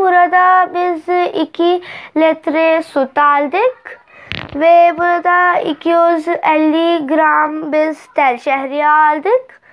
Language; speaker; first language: Turkish; non-native, learner; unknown